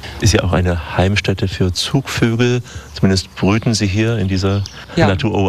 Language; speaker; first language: German; native; German